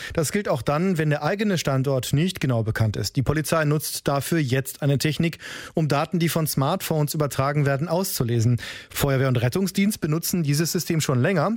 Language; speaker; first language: German; native; German